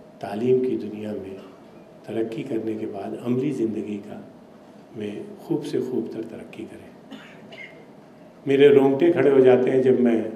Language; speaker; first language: Urdu; native; Urdu